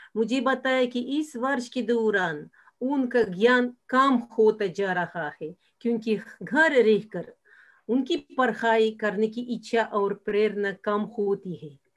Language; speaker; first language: Hindi; non-native, fluent; Russian